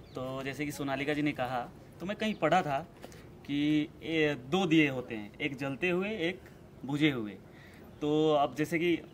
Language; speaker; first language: Hindi; non-native, local second language; Bhojpuri